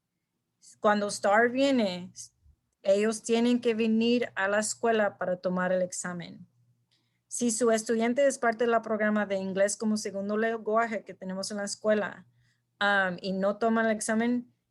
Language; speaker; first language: Spanish; early bilingual, heritage; Spanish